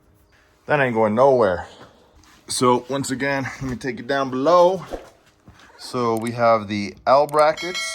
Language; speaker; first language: English; native; English